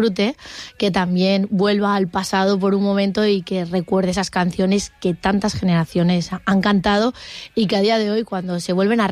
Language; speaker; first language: Spanish; native; Spanish